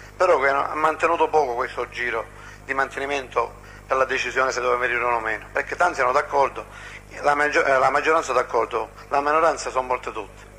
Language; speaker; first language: Italian; non-native, local second language; Sicilian